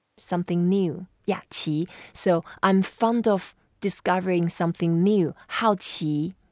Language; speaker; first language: English; non-native, fluent; Chinese